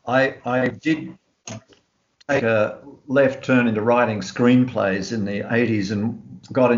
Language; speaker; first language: English; native; English